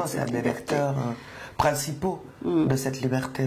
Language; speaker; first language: French; non-native, fluent; Spanish